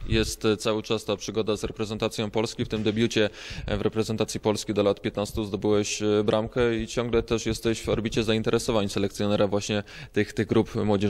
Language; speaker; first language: Polish; native; Polish